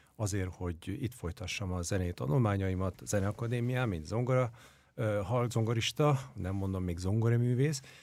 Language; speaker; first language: Hungarian; non-native, fluent; Turkish